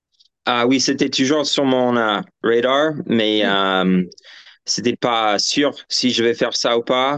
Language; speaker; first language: French; non-native, fluent; English